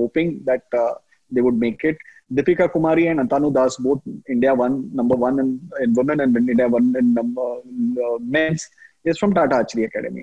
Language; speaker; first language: English; non-native, local second language; Hindi